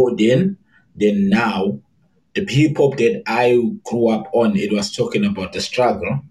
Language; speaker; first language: English; non-native, local second language; Zulu